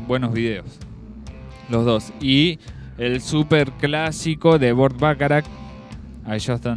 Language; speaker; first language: Spanish; native; Spanish